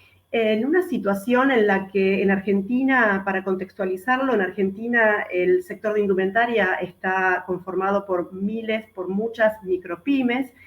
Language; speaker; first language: Spanish; native; Spanish